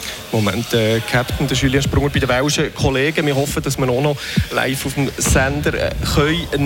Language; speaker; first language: German; native; German